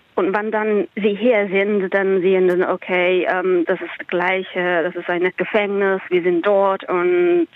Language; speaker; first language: German; non-native, learner; Persian